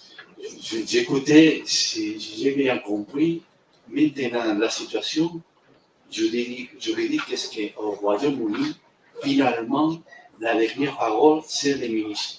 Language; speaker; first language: French; non-native, fluent; Spanish